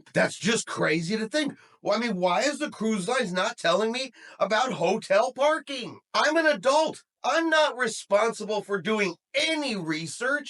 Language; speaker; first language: English; native; English